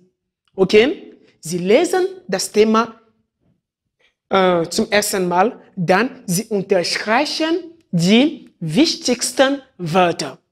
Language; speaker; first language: German; non-native, fluent; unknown